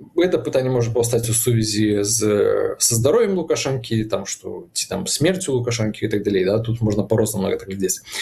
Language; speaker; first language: Belarusian; non-native, local second language; Russian